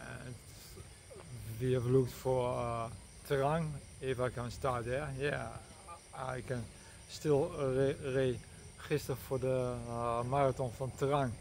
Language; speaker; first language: English; non-native, learner; Dutch